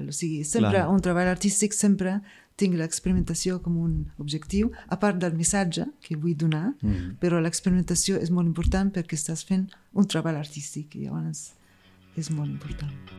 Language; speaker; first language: Catalan; non-native, fluent; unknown